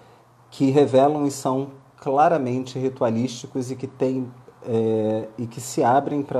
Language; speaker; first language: Portuguese; native; Portuguese